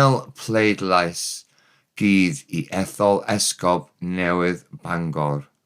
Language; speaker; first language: Welsh; non-native, learner; English